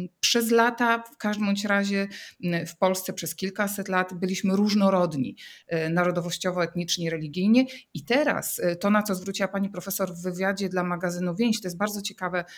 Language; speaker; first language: Polish; native; Polish